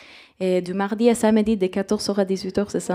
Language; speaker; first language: French; non-native, fluent; Spanish